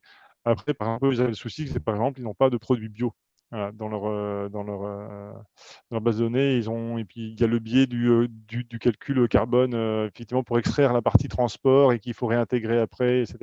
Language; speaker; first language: French; native; French